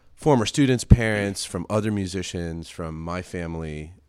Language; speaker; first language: English; native; English